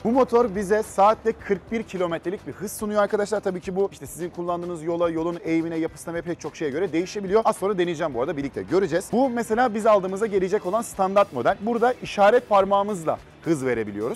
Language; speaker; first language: Turkish; native; Turkish